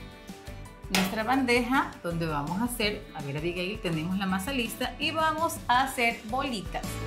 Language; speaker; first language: Spanish; native; Spanish